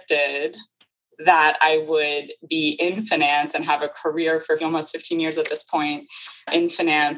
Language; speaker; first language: English; native; English